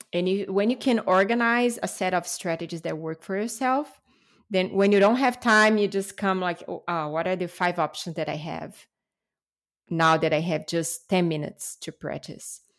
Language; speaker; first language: English; non-native, fluent; Portuguese